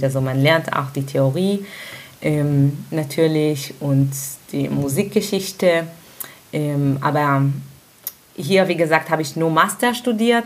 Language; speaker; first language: German; non-native, fluent; Hebrew